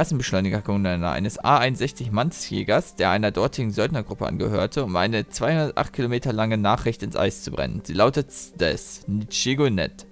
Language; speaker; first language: German; native; German